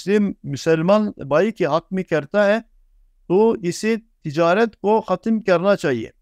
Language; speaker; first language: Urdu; non-native, fluent; Turkish